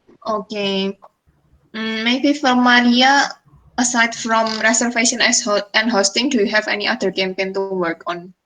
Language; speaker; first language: English; non-native, fluent; Indonesian